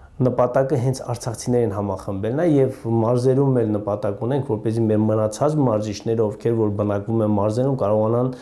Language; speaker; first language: Armenian; native; Armenian